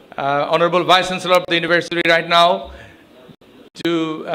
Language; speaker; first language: English; non-native, local second language; Bangla